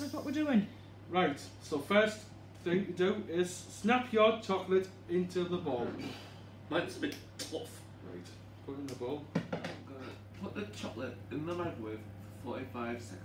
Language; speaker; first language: English; native; English